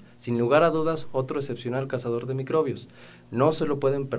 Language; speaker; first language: Spanish; native; Spanish